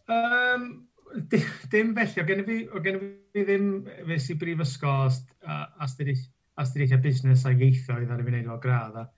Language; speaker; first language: Welsh; non-native, local second language; English